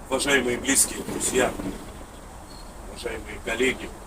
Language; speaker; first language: Russian; native; Russian